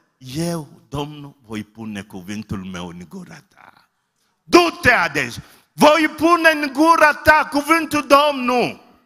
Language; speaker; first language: Romanian; non-native, fluent; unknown